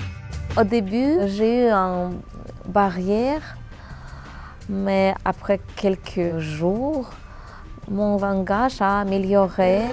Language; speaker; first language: French; non-native, fluent; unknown